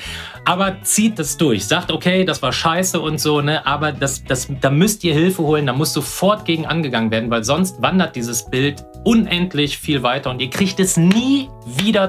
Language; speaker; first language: German; native; German